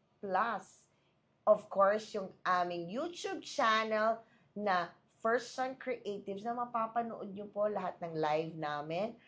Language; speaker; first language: Filipino; native; Filipino